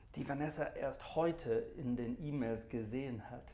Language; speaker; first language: German; non-native, fluent; English